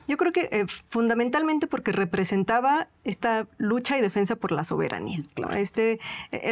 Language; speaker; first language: Spanish; native; Spanish